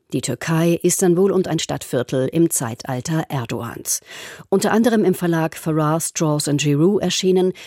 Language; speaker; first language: German; native; German